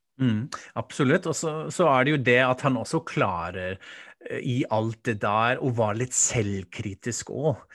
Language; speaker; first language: Norwegian; non-native, fluent; German